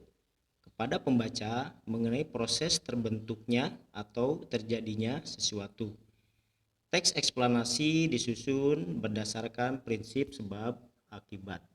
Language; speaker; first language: Indonesian; native; Indonesian